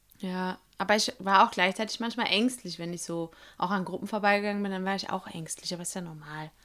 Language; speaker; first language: German; native; German